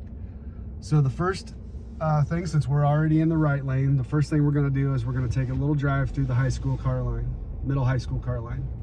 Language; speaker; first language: English; native; English